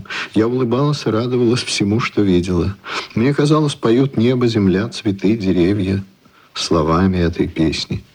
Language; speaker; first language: Russian; native; Russian